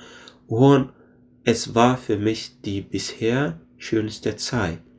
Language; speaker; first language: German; non-native, fluent; Arabic